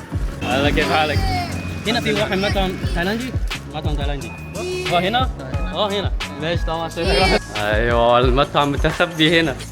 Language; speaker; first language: Arabic; non-native, fluent; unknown